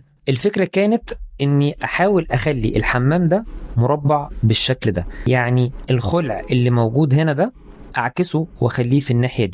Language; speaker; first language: Arabic; native; Arabic